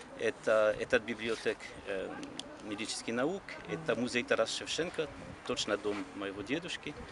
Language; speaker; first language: Russian; non-native, learner; French